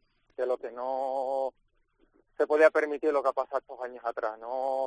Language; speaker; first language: Spanish; native; Spanish